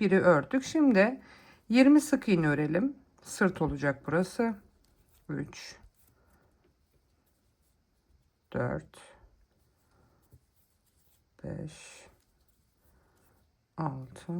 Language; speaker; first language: Turkish; native; Turkish